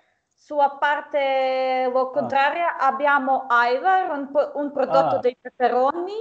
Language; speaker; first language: Italian; non-native, fluent; Serbian